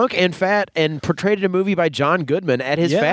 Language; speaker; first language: English; native; English